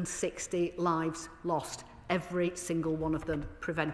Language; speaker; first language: English; native; English